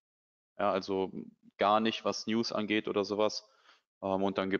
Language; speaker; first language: German; native; German